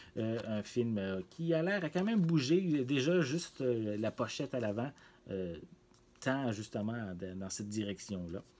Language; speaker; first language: French; native; French